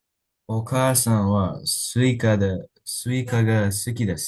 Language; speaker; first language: Japanese; non-native, learner; Indonesian